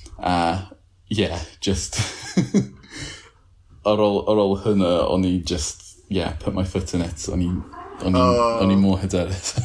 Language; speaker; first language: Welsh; non-native, learner; English